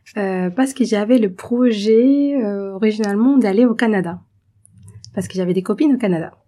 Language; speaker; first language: French; non-native, fluent; Spanish